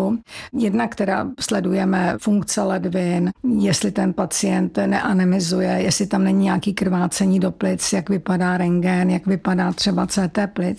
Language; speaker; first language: Czech; native; Czech